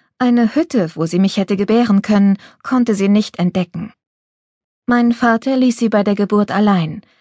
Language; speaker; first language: German; native; German